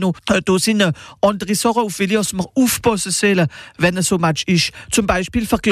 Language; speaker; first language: German; non-native, local second language; Swiss German